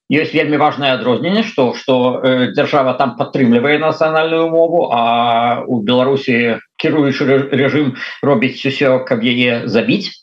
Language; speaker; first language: Belarusian; non-native, local second language; Russian